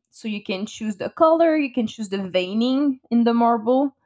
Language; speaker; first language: English; non-native, fluent; French